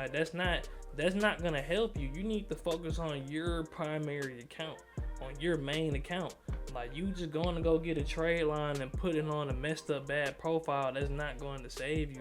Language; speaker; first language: English; native; English